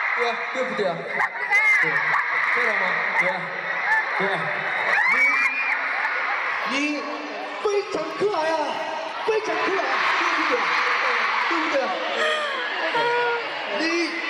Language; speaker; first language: Chinese; non-native, learner; Korean